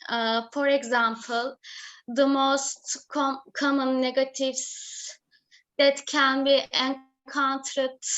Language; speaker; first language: English; non-native, learner; Turkish